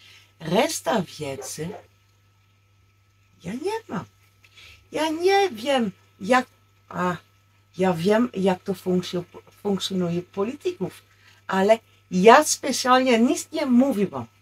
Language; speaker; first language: Polish; non-native, learner; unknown